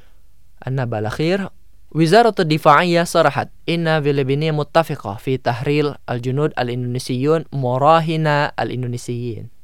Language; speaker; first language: Arabic; non-native, fluent; Indonesian